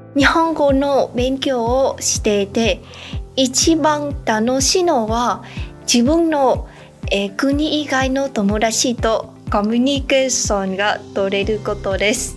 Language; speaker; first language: Japanese; non-native, fluent; Vietnamese